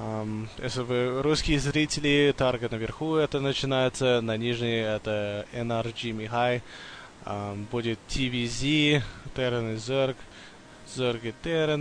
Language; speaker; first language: Russian; early bilingual, heritage; English